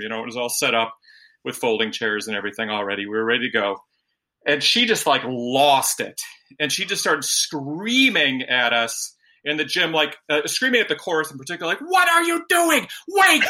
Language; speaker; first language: English; native; English